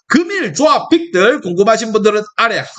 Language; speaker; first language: Korean; native; Korean